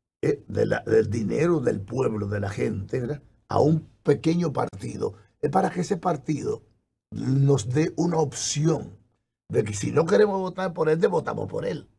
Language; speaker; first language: Spanish; native; Spanish